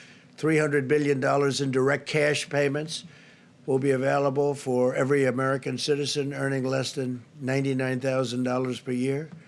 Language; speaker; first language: English; native; English